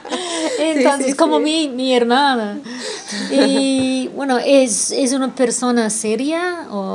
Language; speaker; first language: Spanish; non-native, fluent; English